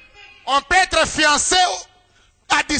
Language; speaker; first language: French; non-native, local second language; Lingala